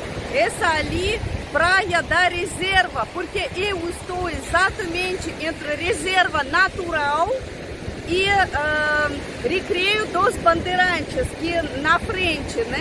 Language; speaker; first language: Portuguese; non-native, learner; Russian